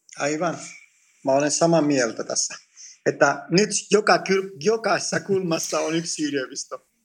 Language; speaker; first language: Finnish; non-native, fluent; Greek